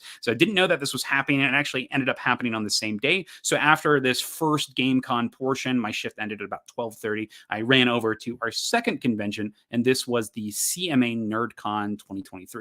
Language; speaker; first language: English; native; English